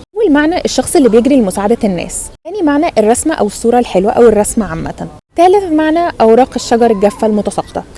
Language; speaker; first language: Egyptian Arabic; native; Egyptian Arabic